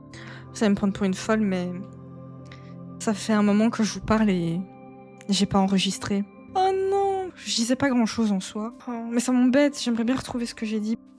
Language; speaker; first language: French; native; French